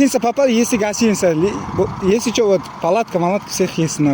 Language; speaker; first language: Russian; non-native, learner; Uzbek